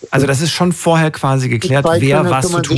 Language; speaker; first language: German; native; German